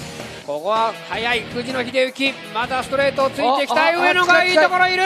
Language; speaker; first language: Japanese; native; Japanese